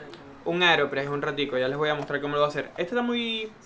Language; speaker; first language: Spanish; native; Spanish